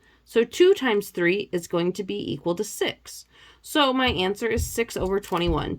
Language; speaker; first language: English; native; English